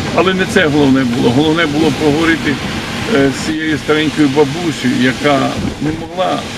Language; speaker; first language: Ukrainian; native; Ukrainian